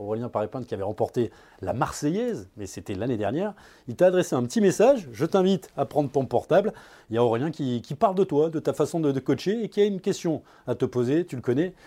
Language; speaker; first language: French; native; French